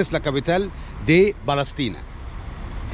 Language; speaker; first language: Spanish; non-native, learner; Arabic